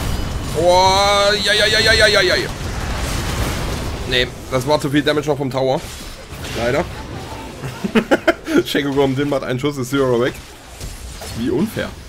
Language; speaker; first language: German; native; German